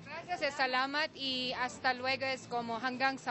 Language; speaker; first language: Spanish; non-native, fluent; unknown